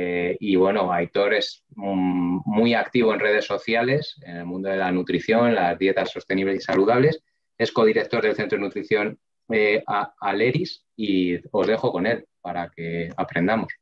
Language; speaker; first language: Spanish; native; Spanish